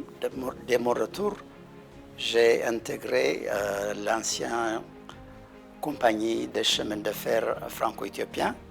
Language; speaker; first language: French; non-native, fluent; Amharic